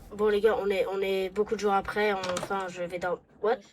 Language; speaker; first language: French; native; French